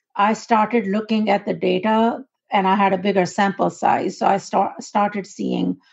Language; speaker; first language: English; non-native, local second language; Urdu